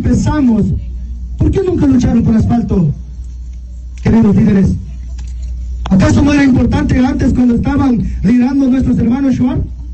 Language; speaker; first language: Spanish; native; Spanish